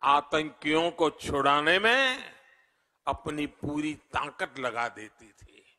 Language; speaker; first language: Hindi; non-native, local second language; Gujarati